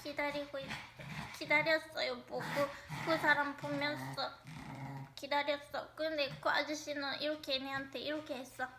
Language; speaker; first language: Korean; non-native, learner; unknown